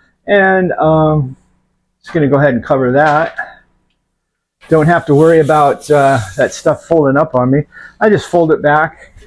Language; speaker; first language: English; native; English